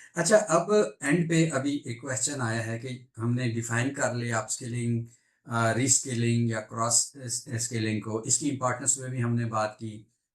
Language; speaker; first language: Urdu; native; Urdu